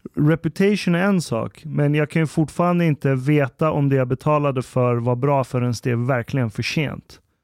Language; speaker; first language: Swedish; early bilingual, other home language; Persian